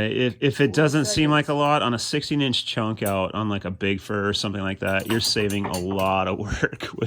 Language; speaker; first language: English; native; English